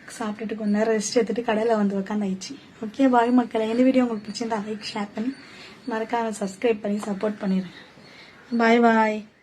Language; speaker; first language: Tamil; non-native, local second language; Urdu